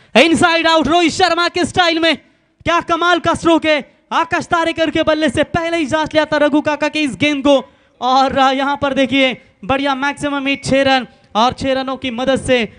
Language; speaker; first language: Hindi; non-native, local second language; Marathi